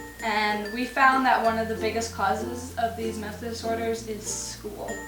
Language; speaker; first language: English; native; English